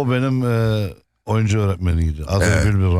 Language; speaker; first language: Turkish; non-native, fluent; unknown